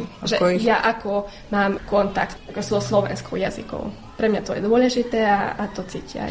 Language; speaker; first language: Slovak; non-native, local second language; Hungarian